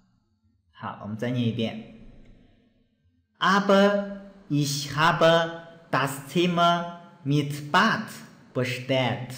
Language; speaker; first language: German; non-native, fluent; Chinese